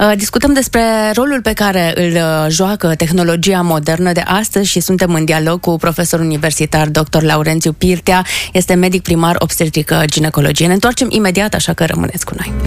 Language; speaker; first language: Romanian; native; Romanian